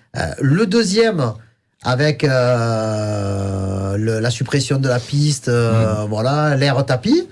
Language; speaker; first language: French; native; French